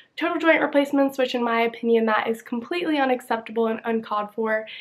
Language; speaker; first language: English; native; English